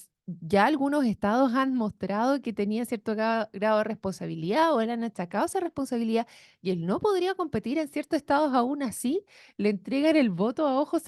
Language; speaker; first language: Spanish; native; Spanish